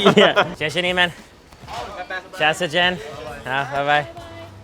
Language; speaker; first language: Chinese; non-native, learner; English